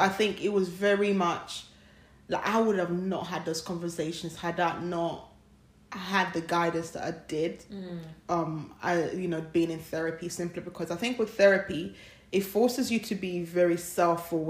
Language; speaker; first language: English; non-native, local second language; Ganda